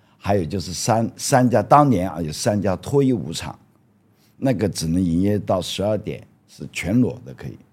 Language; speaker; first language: Chinese; native; Chinese